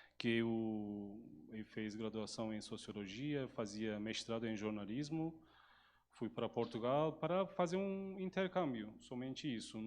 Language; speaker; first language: Portuguese; non-native, fluent; Turkish